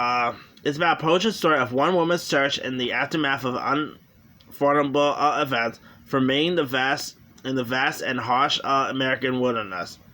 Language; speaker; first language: English; native; English